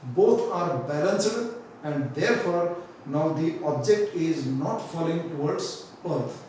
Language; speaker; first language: English; non-native, local second language; Marathi